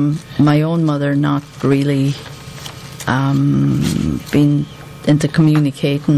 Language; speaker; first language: English; native; English